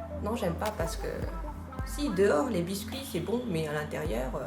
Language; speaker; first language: French; non-native, fluent; Japanese